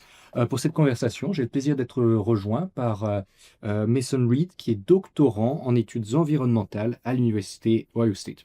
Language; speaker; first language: French; native; French